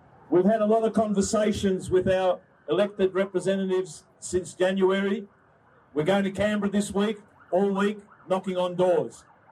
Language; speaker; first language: English; early bilingual, other home language; Ukrainian